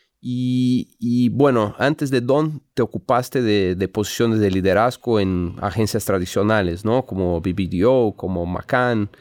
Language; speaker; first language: Spanish; non-native, fluent; Portuguese